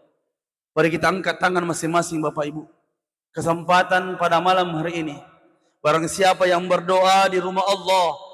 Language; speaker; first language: Indonesian; non-native, local second language; Buginese